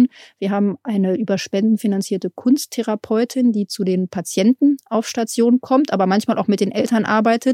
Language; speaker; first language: German; native; German